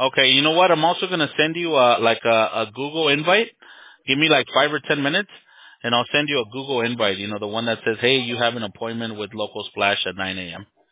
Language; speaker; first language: English; early bilingual, other home language; Spanish